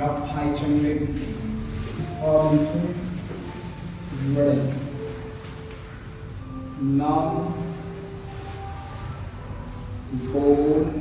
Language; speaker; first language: Vietnamese; non-native, learner; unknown